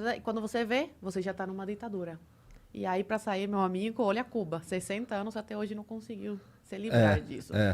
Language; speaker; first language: Portuguese; non-native, fluent; Spanish